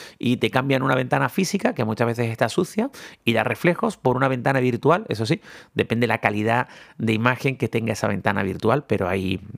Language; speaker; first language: Spanish; native; Spanish